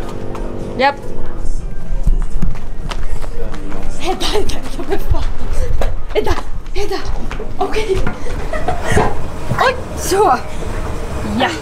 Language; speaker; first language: Swedish; native; Swedish